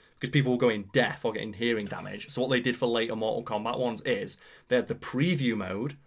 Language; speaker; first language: English; native; English